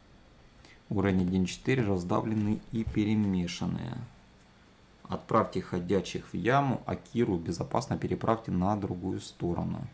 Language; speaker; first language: Russian; native; Russian